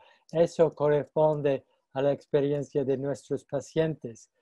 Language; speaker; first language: Spanish; non-native, fluent; English